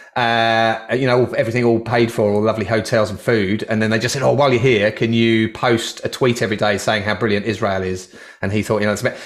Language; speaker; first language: English; native; English